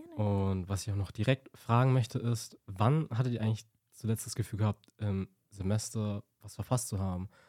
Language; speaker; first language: German; native; German